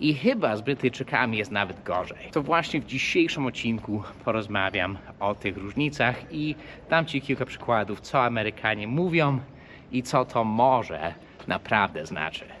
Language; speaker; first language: Polish; non-native, fluent; English